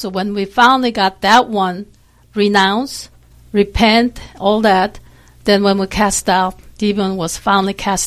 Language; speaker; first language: English; non-native, fluent; Korean